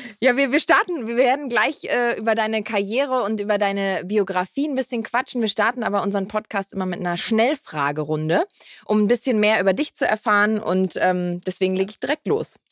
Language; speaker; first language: German; native; German